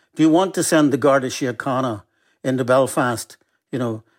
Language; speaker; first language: English; native; English